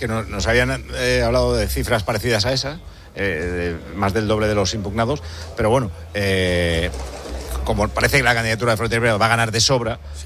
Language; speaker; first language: Spanish; native; Spanish